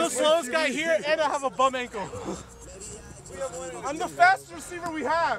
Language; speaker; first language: English; native; English